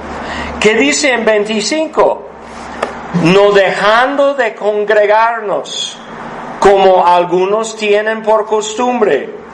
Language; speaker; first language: Spanish; non-native, fluent; English